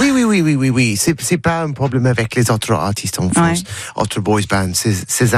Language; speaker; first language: French; non-native, learner; English